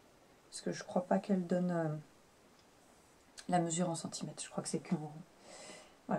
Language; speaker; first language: French; native; French